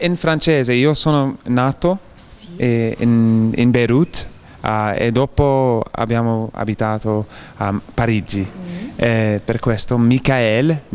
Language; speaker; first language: Italian; non-native, learner; English